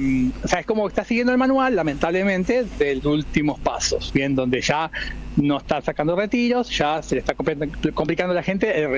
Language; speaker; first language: Spanish; native; Spanish